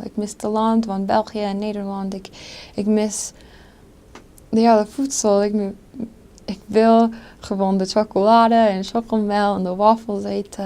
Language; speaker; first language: Dutch; non-native, fluent; English